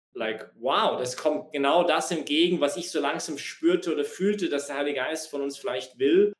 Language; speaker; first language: German; non-native, fluent; English